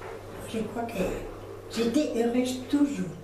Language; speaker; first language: French; non-native, fluent; Spanish